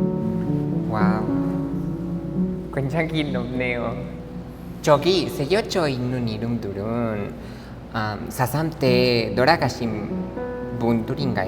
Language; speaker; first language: Korean; non-native, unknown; Spanish